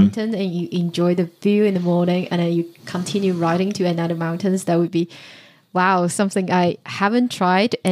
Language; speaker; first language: English; non-native, fluent; Chinese